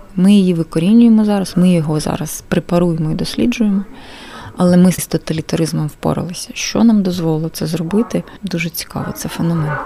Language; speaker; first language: Ukrainian; non-native, local second language; Russian